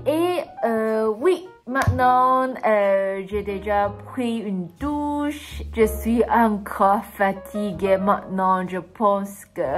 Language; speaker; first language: French; non-native, learner; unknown